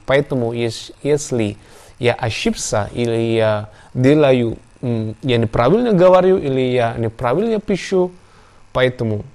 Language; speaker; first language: Russian; non-native, learner; Javanese